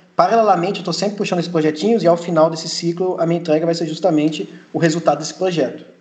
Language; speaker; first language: Portuguese; early bilingual, heritage; Portuguese